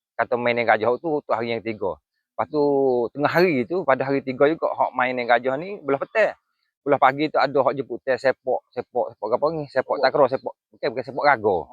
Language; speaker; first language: Malay; native; Malay